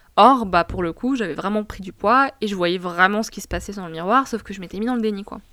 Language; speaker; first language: French; non-native, local second language; Arabic